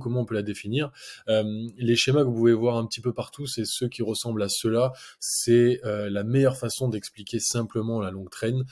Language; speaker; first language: French; native; French